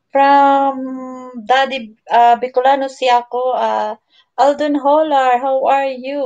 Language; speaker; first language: English; non-native, learner; Filipino